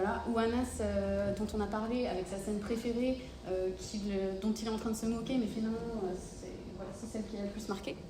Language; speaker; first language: French; native; French